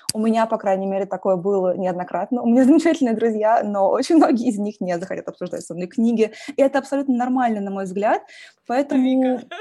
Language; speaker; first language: Russian; native; Russian